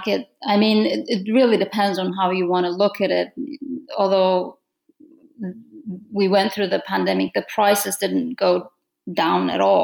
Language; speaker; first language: English; non-native, fluent; Romanian